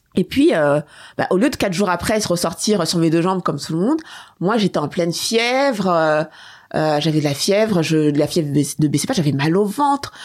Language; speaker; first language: French; native; French